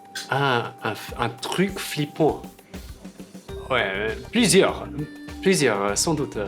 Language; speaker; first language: French; non-native, fluent; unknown